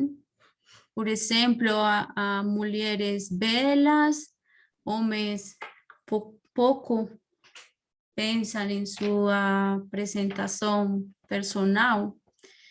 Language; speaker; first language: Portuguese; non-native, learner; Spanish